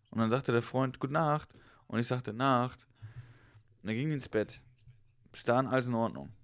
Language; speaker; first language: German; native; German